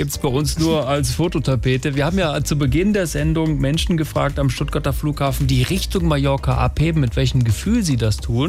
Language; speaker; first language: German; native; German